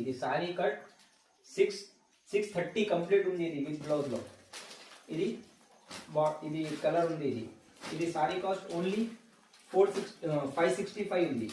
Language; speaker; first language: Telugu; non-native, local second language; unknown